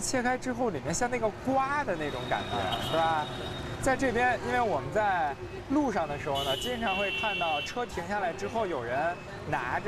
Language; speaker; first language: Chinese; native; Chinese